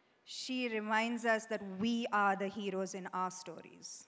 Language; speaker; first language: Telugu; non-native, local second language; Tamil